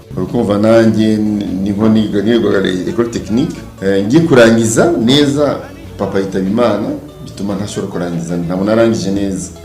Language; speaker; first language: Kinyarwanda; early bilingual, heritage; Kinyarwanda